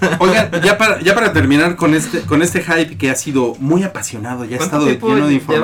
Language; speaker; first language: Spanish; native; Spanish